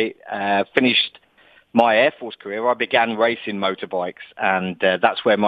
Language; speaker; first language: English; native; English